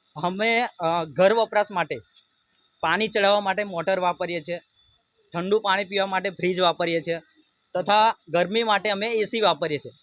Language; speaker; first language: Gujarati; native; Gujarati